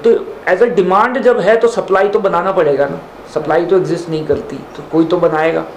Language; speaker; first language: Hindi; native; Hindi